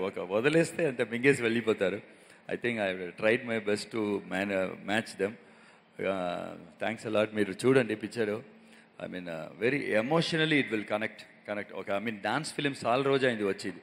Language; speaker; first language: Telugu; non-native, local second language; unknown